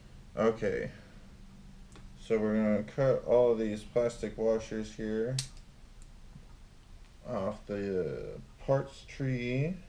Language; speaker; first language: English; native; English